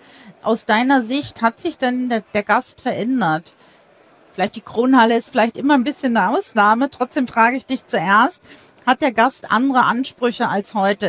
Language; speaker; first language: German; native; German